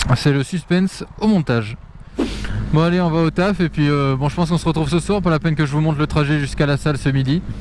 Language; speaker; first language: French; native; French